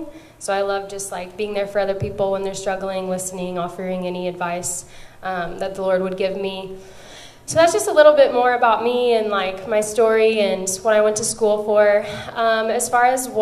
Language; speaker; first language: English; native; English